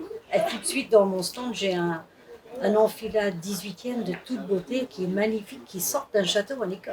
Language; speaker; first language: French; non-native, fluent; English